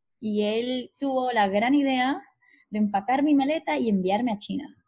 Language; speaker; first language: Spanish; native; Spanish